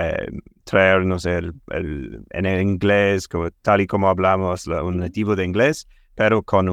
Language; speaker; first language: Spanish; non-native, fluent; English